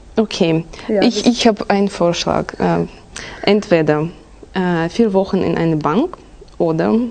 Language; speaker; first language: German; non-native, fluent; Russian